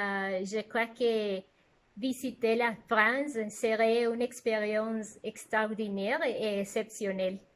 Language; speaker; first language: French; non-native, fluent; Spanish